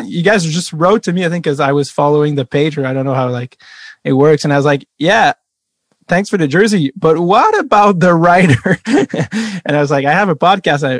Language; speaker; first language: English; non-native, fluent; French